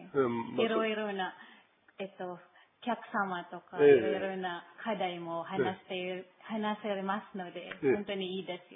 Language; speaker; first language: Japanese; non-native, learner; Filipino